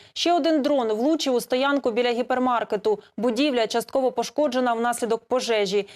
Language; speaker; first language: Ukrainian; native; Ukrainian